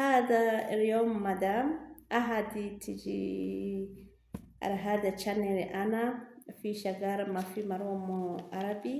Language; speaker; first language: Arabic; non-native, learner; Rundi